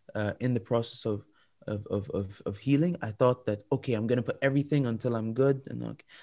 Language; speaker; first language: English; non-native, fluent; Arabic